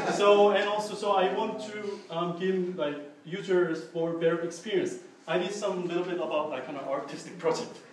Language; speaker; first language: English; non-native, fluent; Korean